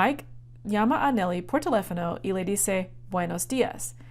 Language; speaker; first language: Spanish; non-native, fluent; English